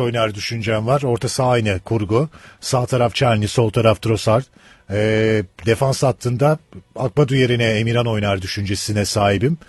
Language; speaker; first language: Turkish; native; Turkish